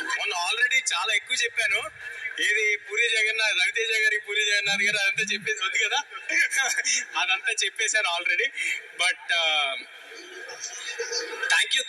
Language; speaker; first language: Telugu; native; Telugu